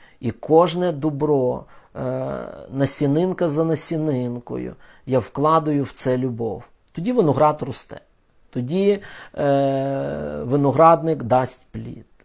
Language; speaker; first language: Ukrainian; non-native, local second language; Russian